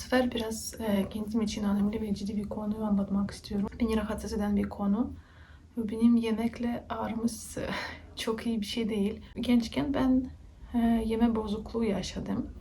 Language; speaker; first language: Turkish; non-native, learner; Russian